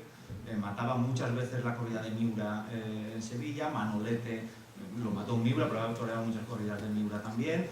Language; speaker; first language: Spanish; native; Spanish